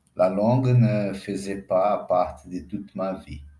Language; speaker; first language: French; non-native, fluent; Portuguese